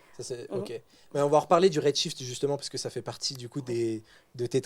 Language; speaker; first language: French; native; French